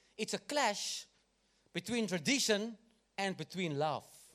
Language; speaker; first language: English; non-native, local second language; Afrikaans